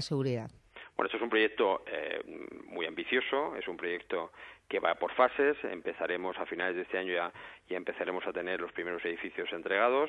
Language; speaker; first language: Spanish; native; Spanish